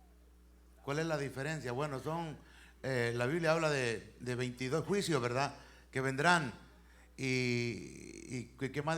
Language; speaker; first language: Spanish; native; Spanish